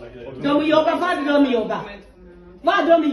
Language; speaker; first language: Swedish; non-native, learner; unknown